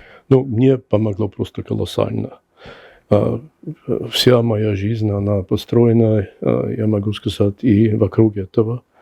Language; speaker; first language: Russian; non-native, fluent; German